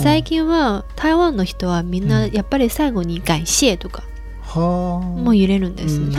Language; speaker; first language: Japanese; non-native, fluent; Chinese